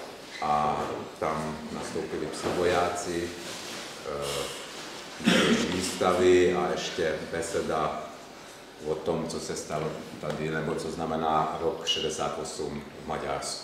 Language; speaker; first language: Czech; non-native, fluent; Hungarian